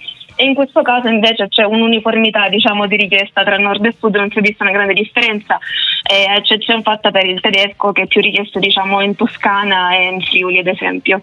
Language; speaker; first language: Italian; native; Italian